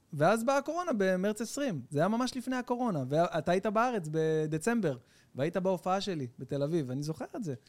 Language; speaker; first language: Hebrew; native; Hebrew